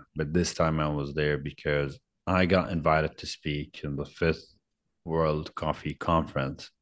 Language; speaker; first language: English; non-native, fluent; Arabic